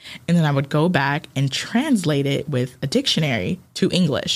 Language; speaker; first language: English; early bilingual, other home language; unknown